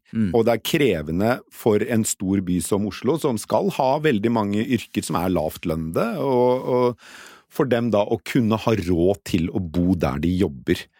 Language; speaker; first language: Norwegian; native; Norwegian